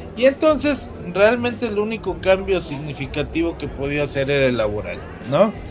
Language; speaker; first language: Spanish; native; Spanish